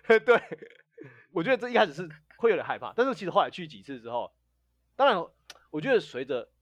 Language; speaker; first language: Chinese; native; Chinese